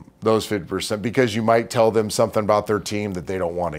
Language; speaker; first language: English; native; English